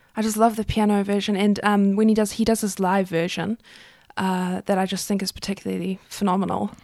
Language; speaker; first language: English; native; English